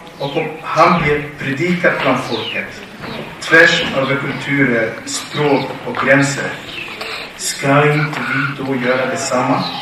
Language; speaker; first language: Swedish; non-native, fluent; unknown